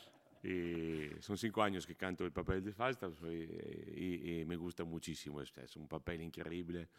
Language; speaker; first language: Spanish; non-native, fluent; Italian